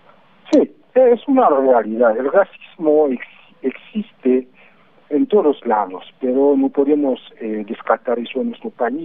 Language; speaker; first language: Spanish; non-native, fluent; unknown